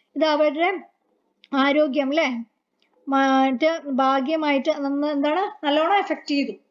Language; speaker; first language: English; non-native, local second language; Malayalam